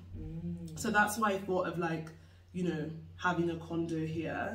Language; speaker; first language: English; native; English